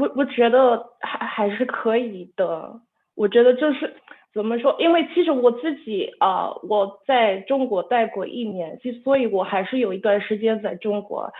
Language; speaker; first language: Chinese; non-native, fluent; English